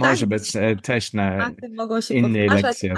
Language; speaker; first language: Polish; non-native, learner; English